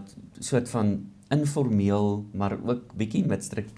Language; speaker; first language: Afrikaans; native; Afrikaans